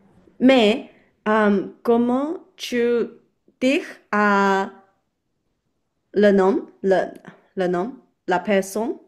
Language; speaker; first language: French; non-native, learner; Chinese